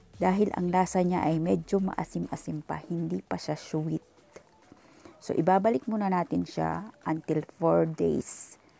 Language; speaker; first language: Filipino; non-native, local second language; Iloko